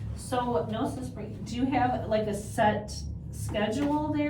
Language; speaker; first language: English; native; English